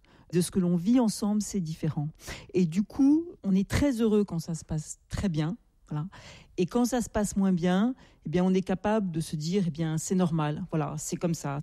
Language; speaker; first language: French; native; French